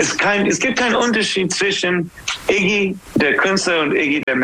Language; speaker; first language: German; non-native, fluent; English